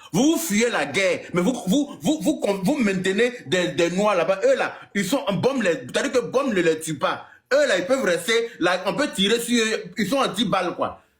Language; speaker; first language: French; native; French